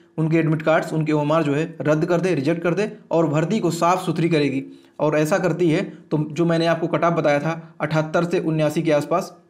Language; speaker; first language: Hindi; native; Hindi